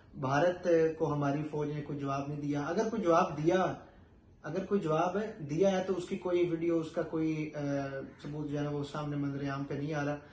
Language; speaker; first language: Urdu; native; Urdu